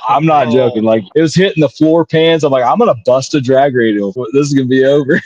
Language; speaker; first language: English; native; English